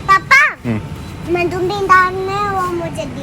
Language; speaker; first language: Hindi; non-native, local second language; Bodo